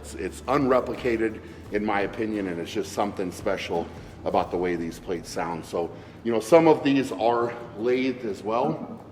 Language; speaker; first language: English; native; English